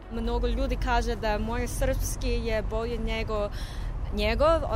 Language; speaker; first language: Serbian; non-native, learner; English